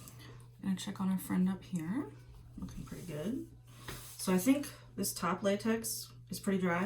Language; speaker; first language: English; native; English